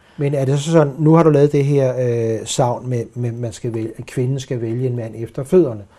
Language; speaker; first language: Danish; native; Danish